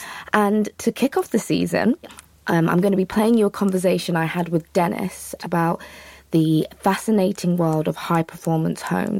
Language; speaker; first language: English; native; English